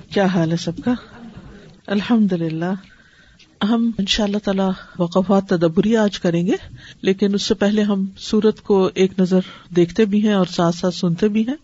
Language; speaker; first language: Urdu; native; Urdu